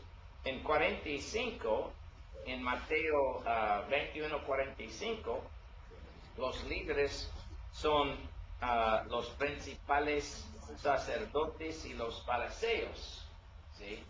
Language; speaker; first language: Spanish; non-native, learner; English